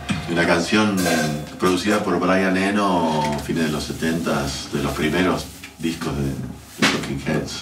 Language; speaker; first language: Spanish; early bilingual, heritage; Spanish